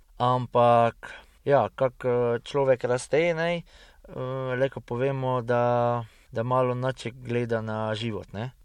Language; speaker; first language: Slovenian; early bilingual, heritage; Hungarian